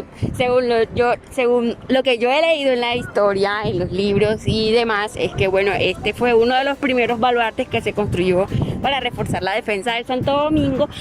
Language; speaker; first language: Spanish; native; Spanish